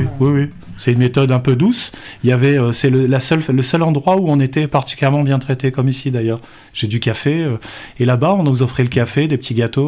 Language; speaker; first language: French; native; French